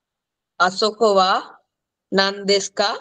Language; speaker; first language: Japanese; non-native, learner; Sinhala